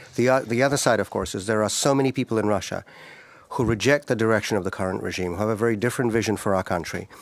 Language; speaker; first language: English; non-native, fluent; Russian